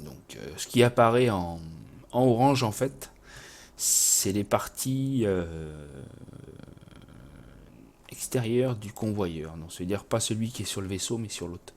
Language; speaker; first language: French; native; French